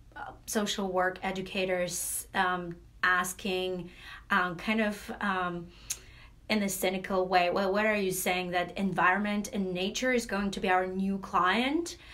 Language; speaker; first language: English; non-native, fluent; Latvian